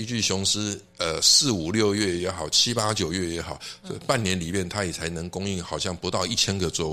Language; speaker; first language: Chinese; native; Chinese